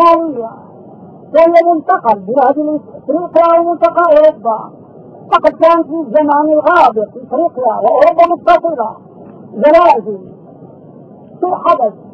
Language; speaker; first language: Arabic; native; Arabic